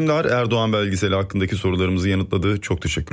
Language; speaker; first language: Turkish; native; Turkish